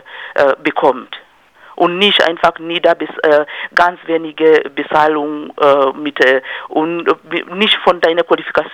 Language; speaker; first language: German; non-native, fluent; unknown